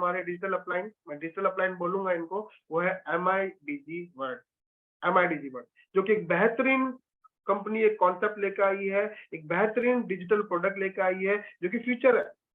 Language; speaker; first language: Hindi; native; Hindi